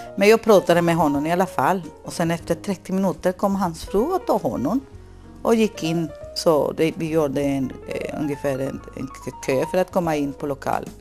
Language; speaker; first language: Swedish; non-native, fluent; Spanish